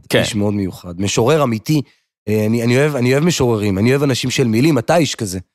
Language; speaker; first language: Hebrew; native; Hebrew